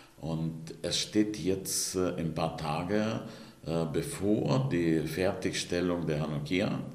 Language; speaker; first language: German; non-native, fluent; Romanian